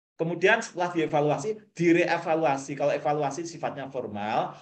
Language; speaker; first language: Indonesian; native; Indonesian